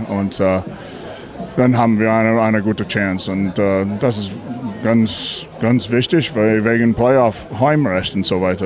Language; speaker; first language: German; non-native, fluent; English